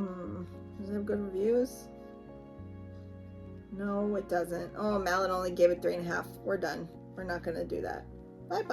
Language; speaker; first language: English; native; English